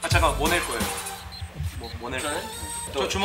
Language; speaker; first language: Korean; native; Korean